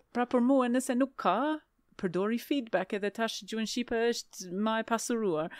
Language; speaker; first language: Albanian; non-native, fluent; English